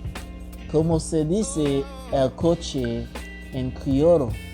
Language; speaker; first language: Spanish; non-native, fluent; Haitian Creole